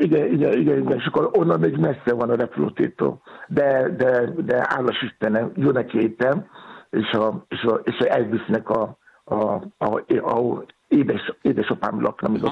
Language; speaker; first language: Hungarian; non-native, learner; Yoruba